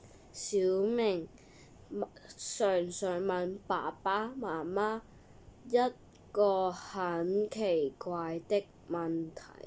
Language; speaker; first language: Chinese; non-native, learner; English